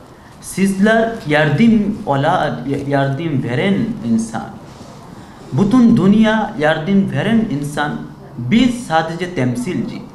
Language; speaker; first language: Turkish; non-native, learner; Bangla